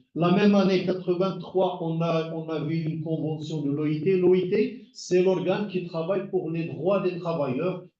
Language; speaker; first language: French; non-native, local second language; Arabic